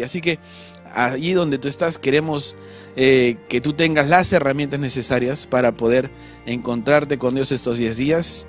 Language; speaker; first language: Spanish; native; Spanish